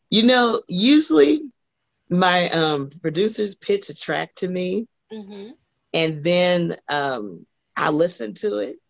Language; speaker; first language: English; native; English